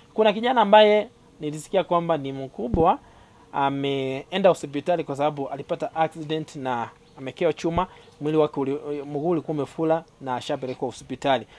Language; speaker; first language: Swahili; non-native, local second language; Gusii